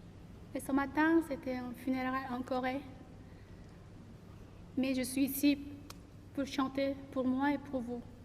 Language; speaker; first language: French; non-native, learner; Korean